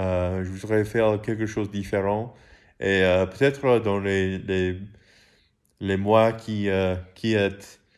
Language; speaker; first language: French; non-native, learner; English